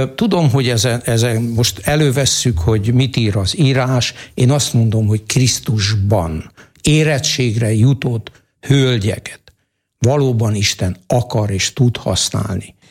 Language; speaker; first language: Hungarian; native; Hungarian